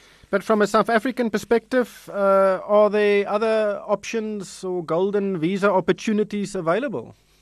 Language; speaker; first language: English; non-native, local second language; Afrikaans